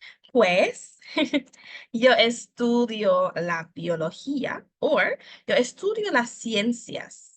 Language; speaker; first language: Spanish; non-native, fluent; English